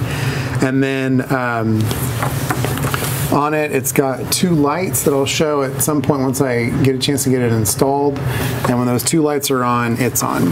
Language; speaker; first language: English; native; English